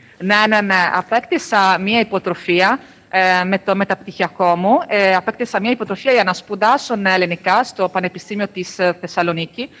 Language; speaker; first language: Greek; non-native, fluent; Italian